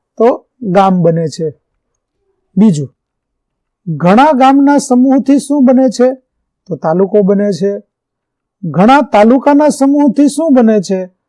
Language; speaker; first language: Gujarati; native; Gujarati